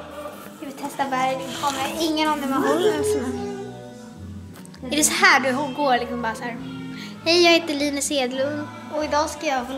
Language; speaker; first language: Swedish; native; Swedish